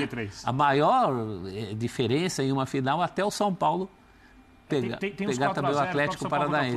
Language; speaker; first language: Portuguese; native; Portuguese